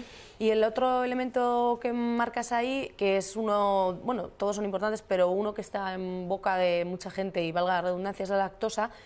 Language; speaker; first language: Spanish; native; Spanish